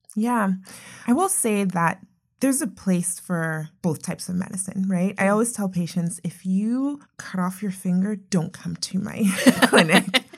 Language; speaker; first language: English; non-native, local second language; Yoruba